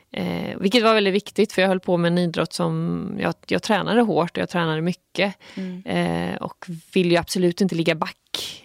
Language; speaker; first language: Swedish; native; Swedish